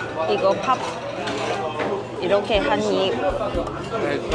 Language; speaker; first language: Korean; non-native, fluent; Cantonese